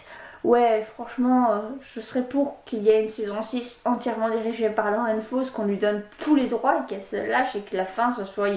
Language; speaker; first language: French; native; French